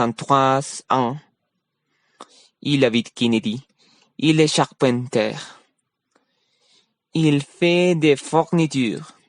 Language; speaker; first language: French; non-native, learner; Spanish